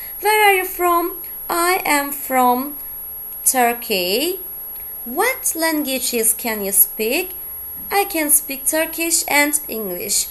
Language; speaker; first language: English; non-native, fluent; Turkish